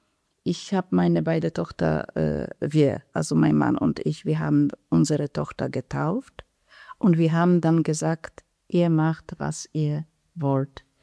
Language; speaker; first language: German; non-native, fluent; Polish